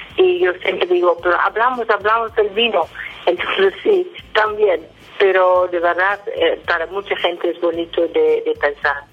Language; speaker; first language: Spanish; non-native, fluent; Dutch